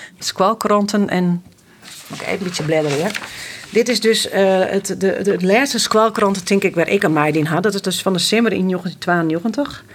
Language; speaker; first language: Dutch; non-native, local second language; Western Frisian